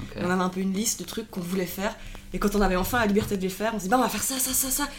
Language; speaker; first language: French; native; French